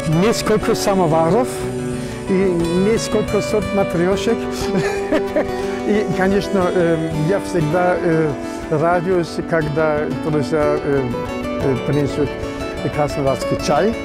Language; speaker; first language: Russian; non-native, fluent; German